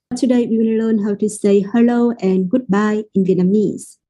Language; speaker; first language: English; non-native, fluent; Vietnamese